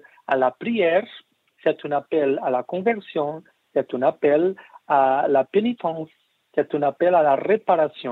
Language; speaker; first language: French; non-native, learner; Portuguese